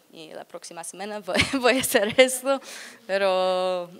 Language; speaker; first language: Spanish; non-native, learner; English